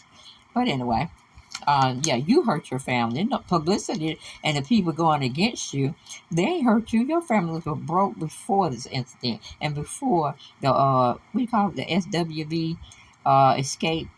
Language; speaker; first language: English; native; English